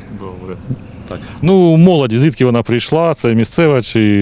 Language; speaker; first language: Ukrainian; native; Ukrainian